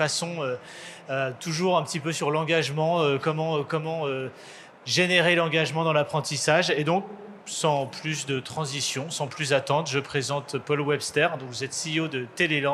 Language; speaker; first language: French; native; French